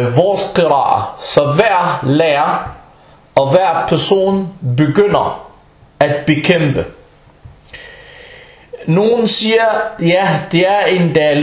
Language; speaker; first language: Danish; non-native, fluent; Arabic